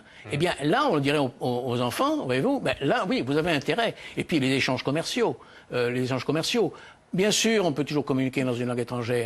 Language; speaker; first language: French; native; French